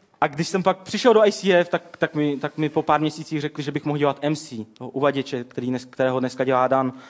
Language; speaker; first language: Czech; native; Czech